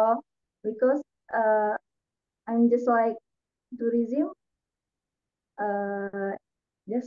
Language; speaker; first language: English; non-native, learner; Indonesian